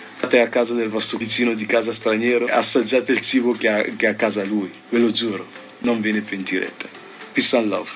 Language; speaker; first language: Italian; early bilingual, other home language; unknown